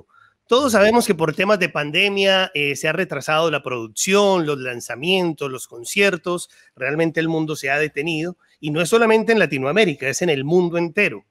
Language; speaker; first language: Spanish; native; Spanish